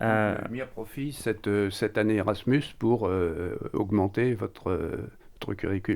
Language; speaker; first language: French; native; French